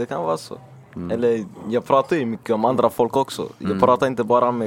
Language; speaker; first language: Swedish; early bilingual, other home language; Finnish